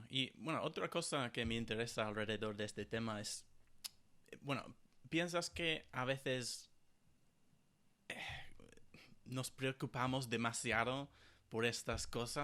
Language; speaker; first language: Spanish; non-native, fluent; English